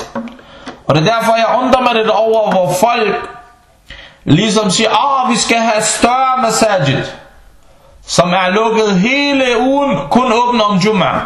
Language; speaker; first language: Danish; early bilingual, other home language; Arabic